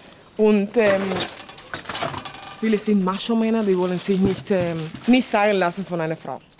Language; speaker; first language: German; non-native, fluent; Spanish